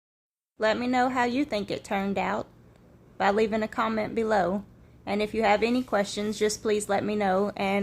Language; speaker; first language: English; native; English